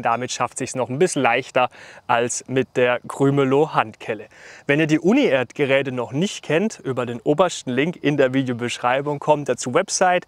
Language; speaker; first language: German; native; German